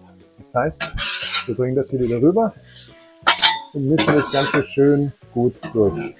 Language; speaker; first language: German; native; German